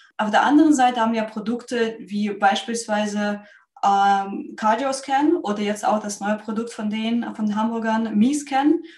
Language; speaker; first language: German; non-native, fluent; Russian